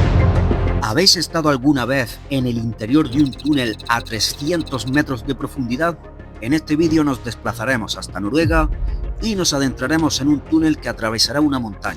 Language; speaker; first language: Spanish; native; Spanish